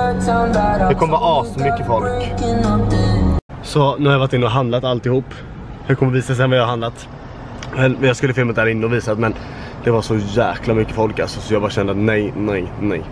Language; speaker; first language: Swedish; native; Swedish